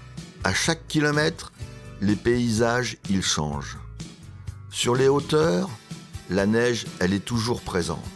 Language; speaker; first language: French; native; French